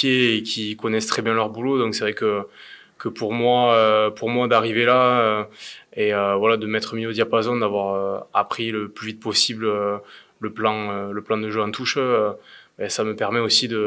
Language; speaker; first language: French; native; French